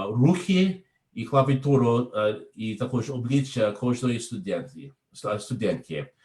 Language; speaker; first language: Ukrainian; non-native, learner; English